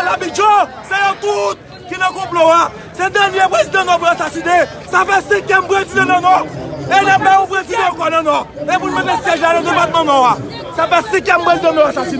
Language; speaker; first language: Haitian Creole; native; Haitian Creole